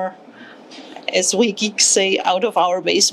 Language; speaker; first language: English; non-native, fluent; German